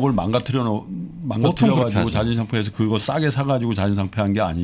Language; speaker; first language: Korean; native; Korean